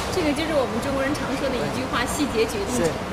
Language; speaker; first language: Chinese; native; Chinese